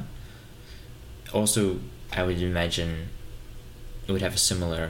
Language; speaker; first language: English; native; English